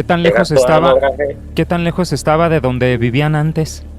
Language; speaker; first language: Spanish; native; Spanish